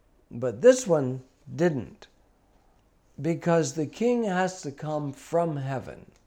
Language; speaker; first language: English; native; English